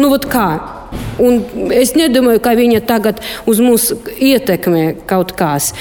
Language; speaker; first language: Latvian; non-native, local second language; Russian